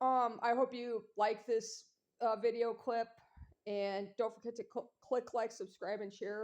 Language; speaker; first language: English; native; English